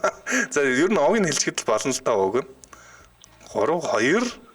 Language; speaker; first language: Mongolian; native; Mongolian